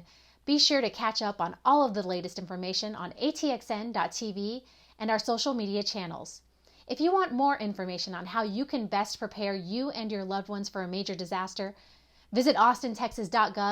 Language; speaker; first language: English; native; English